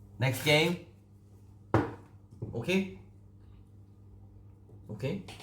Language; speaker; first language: Korean; native; Korean